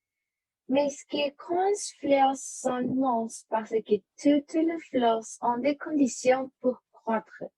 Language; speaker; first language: French; non-native, learner; Spanish